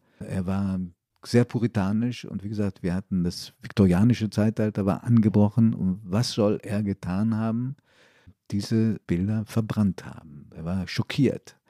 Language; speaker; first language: German; early bilingual, other home language; Italian